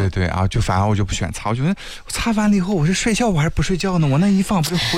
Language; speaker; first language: Chinese; native; Chinese